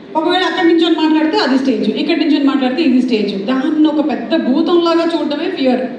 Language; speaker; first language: Telugu; non-native, local second language; Malayalam